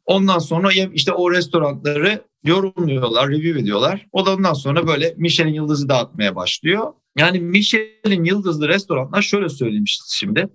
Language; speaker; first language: Turkish; native; Turkish